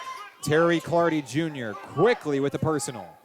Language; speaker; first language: English; native; English